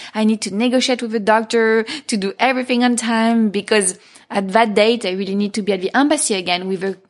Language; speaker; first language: English; non-native, fluent; French